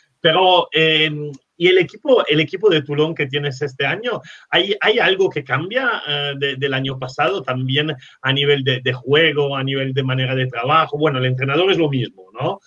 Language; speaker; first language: Spanish; non-native, fluent; Italian